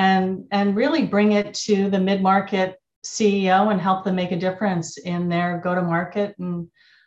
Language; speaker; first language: English; native; English